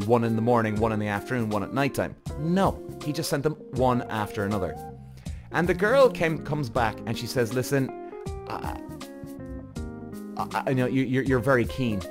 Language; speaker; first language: English; native; English